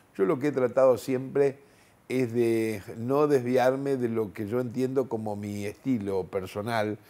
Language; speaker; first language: Spanish; native; Spanish